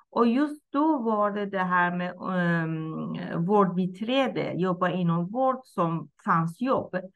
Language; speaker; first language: Swedish; non-native, fluent; Persian